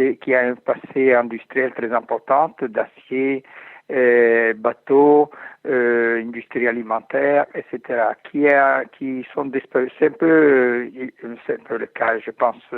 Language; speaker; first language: French; non-native, fluent; Italian